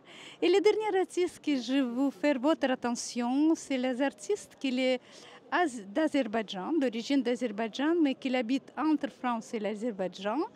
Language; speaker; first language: French; non-native, fluent; Russian